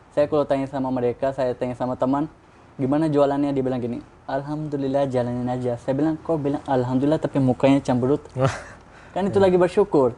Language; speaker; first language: Indonesian; non-native, fluent; Urdu